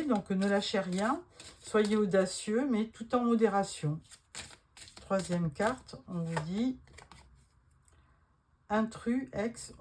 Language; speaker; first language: French; native; French